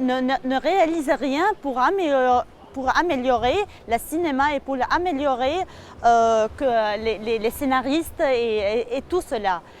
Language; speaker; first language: French; non-native, local second language; Arabic